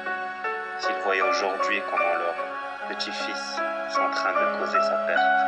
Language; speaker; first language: French; non-native, local second language; Arabic